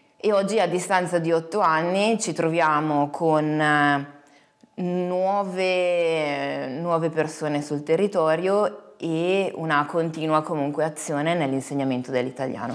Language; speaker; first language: Italian; native; Italian